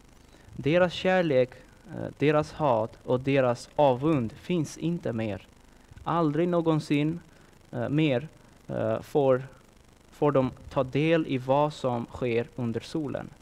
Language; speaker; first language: Swedish; non-native, fluent; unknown